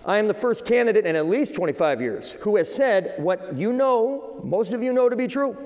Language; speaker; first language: English; native; English